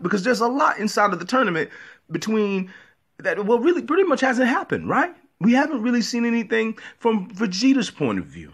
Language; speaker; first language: English; native; English